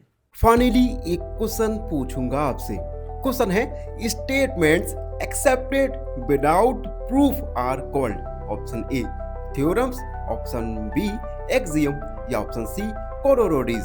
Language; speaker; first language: Hindi; native; Hindi